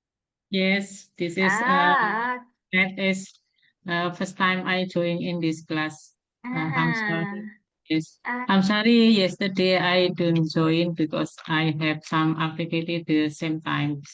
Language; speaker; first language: English; non-native, learner; Indonesian